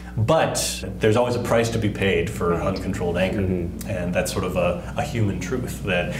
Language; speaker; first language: English; native; English